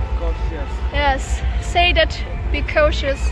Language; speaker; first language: English; non-native, learner; Azerbaijani